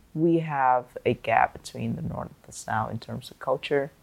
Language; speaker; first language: English; non-native, fluent; Vietnamese